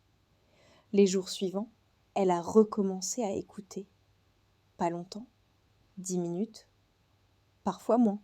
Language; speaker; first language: French; non-native, fluent; Hindi